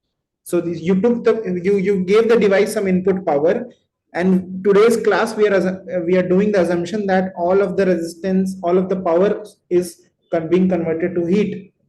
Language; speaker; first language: English; non-native, local second language; Hindi